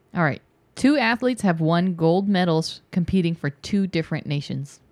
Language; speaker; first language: English; early bilingual, other home language; Filipino